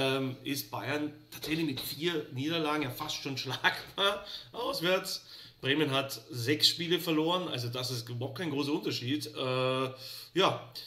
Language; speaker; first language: German; native; German